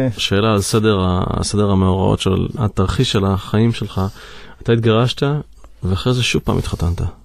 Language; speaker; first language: Hebrew; native; Hebrew